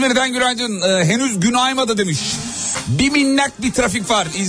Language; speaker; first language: Turkish; native; Turkish